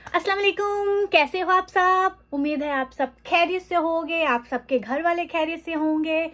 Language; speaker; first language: Urdu; native; Urdu